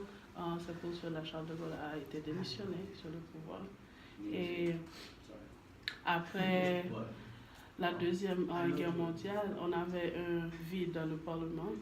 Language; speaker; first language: French; non-native, learner; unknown